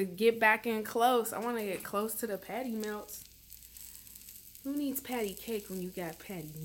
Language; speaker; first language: English; native; English